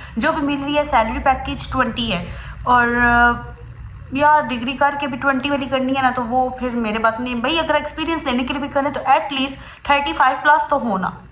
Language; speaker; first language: Urdu; native; Urdu